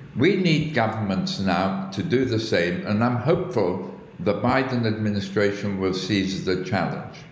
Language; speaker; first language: English; early bilingual, other home language; Arabic